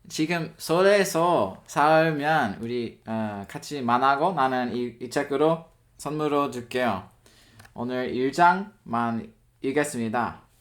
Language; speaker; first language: Korean; non-native, learner; English